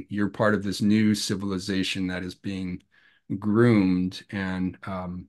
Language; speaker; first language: English; native; English